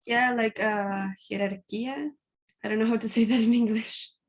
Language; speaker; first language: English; non-native, fluent; Spanish